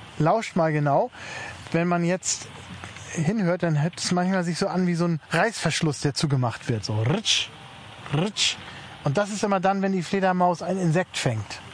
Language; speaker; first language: German; native; German